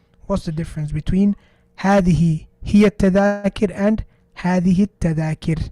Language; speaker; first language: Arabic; non-native, fluent; English